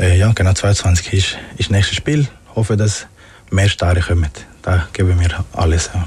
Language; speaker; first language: German; non-native, fluent; Spanish